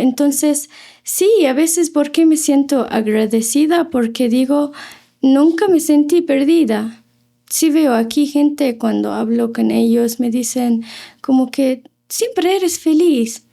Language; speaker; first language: Spanish; non-native, fluent; Arabic